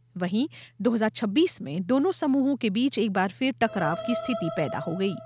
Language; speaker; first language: Hindi; non-native, local second language; Morisyen